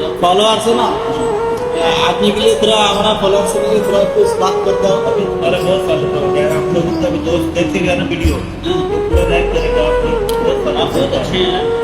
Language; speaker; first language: Hindi; non-native, learner; Bangla